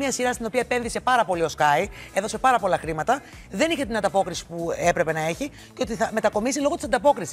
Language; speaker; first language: Greek; native; Greek